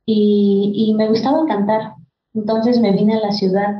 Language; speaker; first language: Spanish; non-native, local second language; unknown